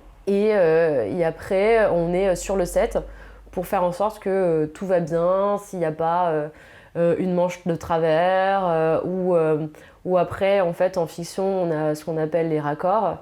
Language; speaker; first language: French; native; French